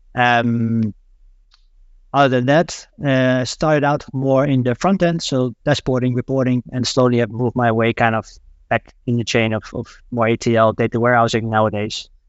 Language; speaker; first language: English; non-native, fluent; Dutch